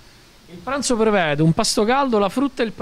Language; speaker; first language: Italian; native; Italian